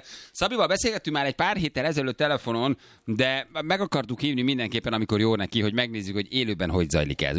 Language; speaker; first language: Hungarian; native; Hungarian